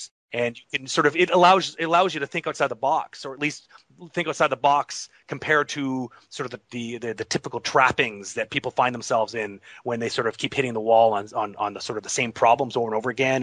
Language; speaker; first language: English; native; English